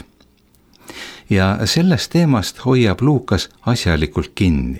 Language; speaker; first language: Estonian; native; Estonian